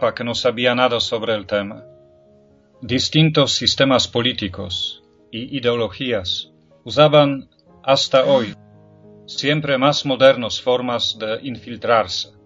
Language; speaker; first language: Spanish; non-native, fluent; Polish